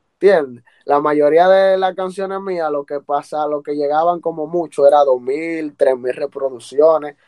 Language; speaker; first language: Spanish; native; Spanish